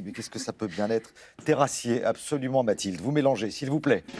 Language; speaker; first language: French; native; French